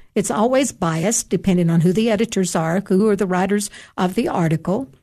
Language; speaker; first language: English; native; English